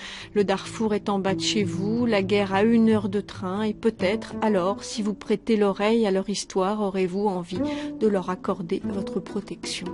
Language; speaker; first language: French; native; French